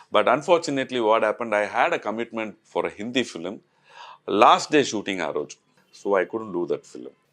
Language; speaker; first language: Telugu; native; Telugu